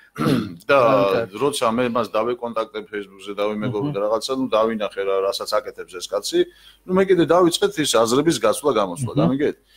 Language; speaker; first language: Georgian; non-native, local second language; Mingrelian